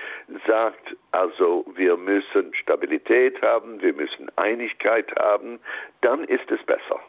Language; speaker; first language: German; non-native, fluent; English